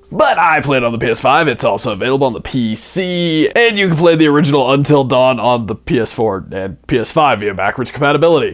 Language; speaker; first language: English; native; English